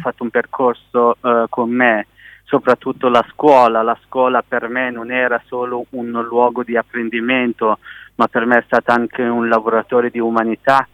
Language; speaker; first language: Italian; early bilingual, other home language; Persian